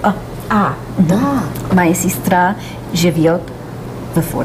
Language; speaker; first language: Russian; non-native, learner; English